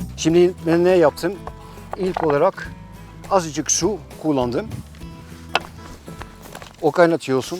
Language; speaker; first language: Turkish; non-native, fluent; Dutch